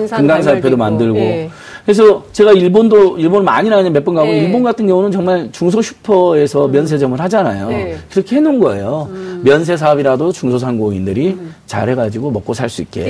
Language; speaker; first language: Korean; native; Korean